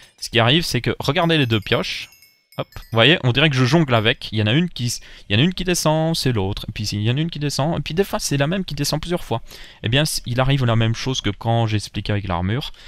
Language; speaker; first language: French; native; French